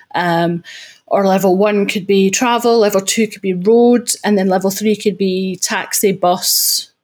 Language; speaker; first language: English; native; English